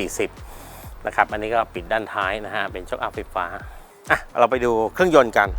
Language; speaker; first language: Thai; native; Thai